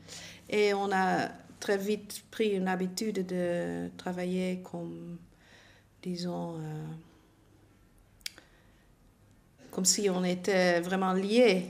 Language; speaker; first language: French; non-native, fluent; Dutch